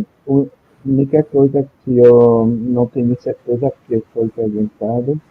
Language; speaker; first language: Portuguese; non-native, fluent; French